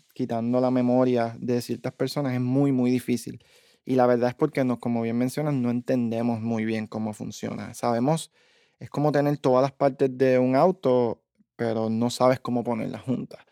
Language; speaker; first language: Spanish; native; Spanish